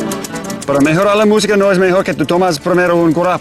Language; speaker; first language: Spanish; non-native, learner; English